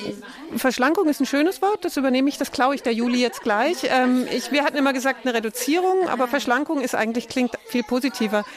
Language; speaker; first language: German; native; German